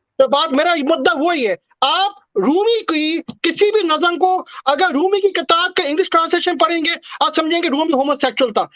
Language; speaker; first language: Urdu; native; Urdu